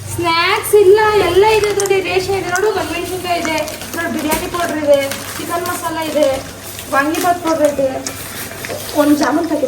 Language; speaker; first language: Kannada; native; Kannada